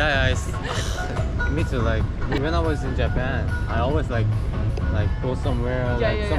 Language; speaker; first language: English; non-native, learner; Korean